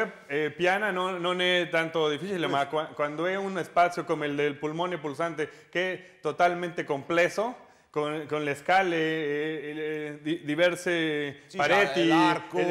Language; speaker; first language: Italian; non-native, learner; Spanish